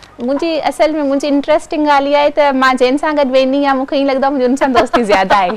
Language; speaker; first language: Sindhi; non-native, local second language; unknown